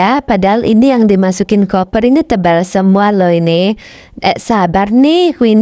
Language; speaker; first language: Indonesian; native; Indonesian